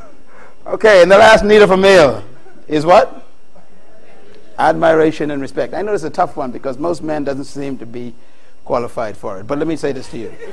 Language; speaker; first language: English; native; English